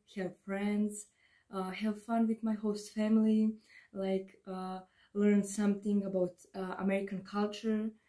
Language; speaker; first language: English; non-native, fluent; Serbian